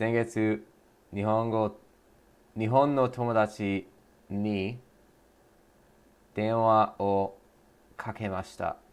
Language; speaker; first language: Japanese; non-native, learner; English